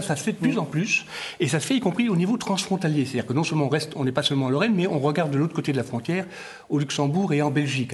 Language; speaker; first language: French; native; French